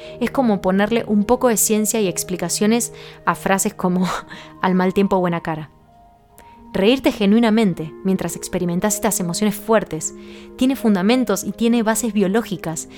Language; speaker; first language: Spanish; native; Spanish